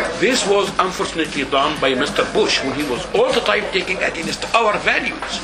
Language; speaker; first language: English; non-native, fluent; Arabic